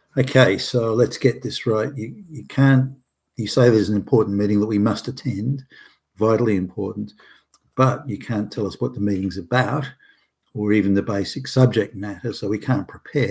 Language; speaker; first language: English; native; English